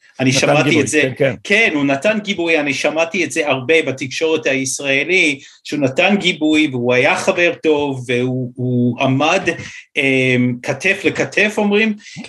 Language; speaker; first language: Hebrew; non-native, fluent; English